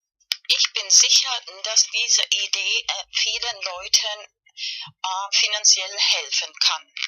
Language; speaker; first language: German; non-native, learner; Spanish